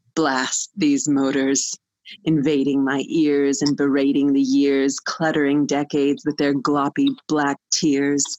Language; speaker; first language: English; native; English